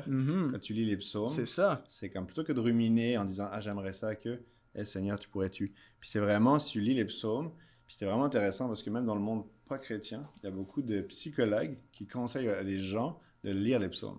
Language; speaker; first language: French; native; French